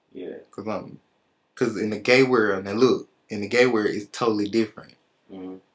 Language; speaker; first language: English; native; English